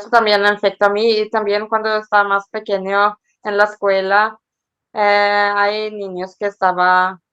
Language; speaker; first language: Spanish; early bilingual, heritage; Norwegian